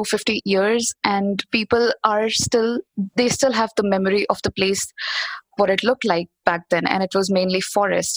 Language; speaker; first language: English; non-native, local second language; Hindi